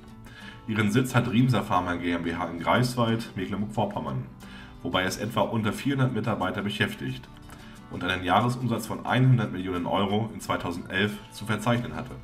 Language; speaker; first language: German; native; German